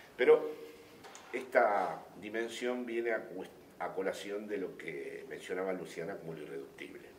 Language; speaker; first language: Spanish; native; Spanish